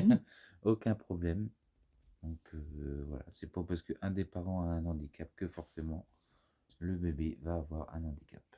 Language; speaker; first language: French; native; French